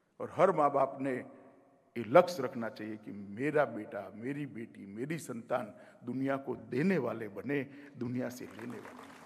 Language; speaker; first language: Hindi; non-native, local second language; Gujarati